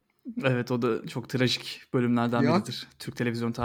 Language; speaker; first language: Turkish; native; Turkish